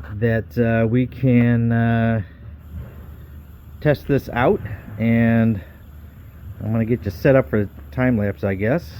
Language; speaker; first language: English; native; English